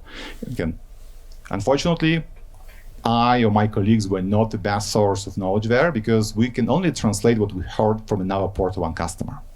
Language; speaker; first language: English; non-native, fluent; Ukrainian